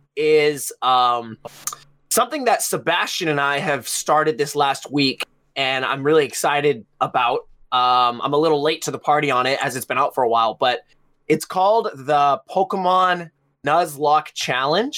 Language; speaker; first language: English; native; English